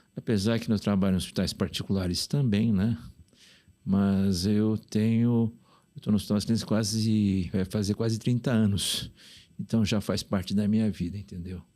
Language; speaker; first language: Portuguese; early bilingual, other home language; Korean